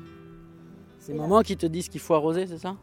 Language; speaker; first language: French; native; French